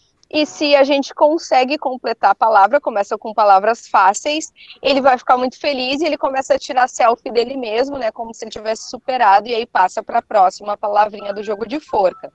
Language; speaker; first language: Portuguese; native; Portuguese